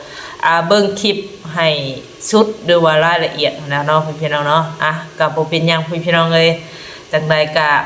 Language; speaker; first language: Thai; non-native, local second language; Lao